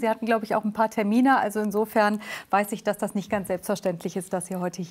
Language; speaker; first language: German; native; German